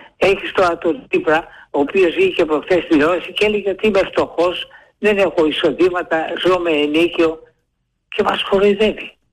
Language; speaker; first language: Greek; native; Greek